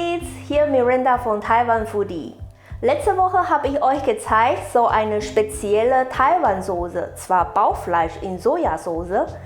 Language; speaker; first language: German; non-native, fluent; Chinese